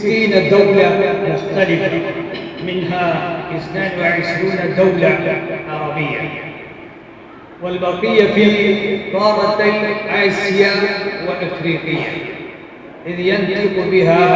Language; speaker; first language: Arabic; non-native, fluent; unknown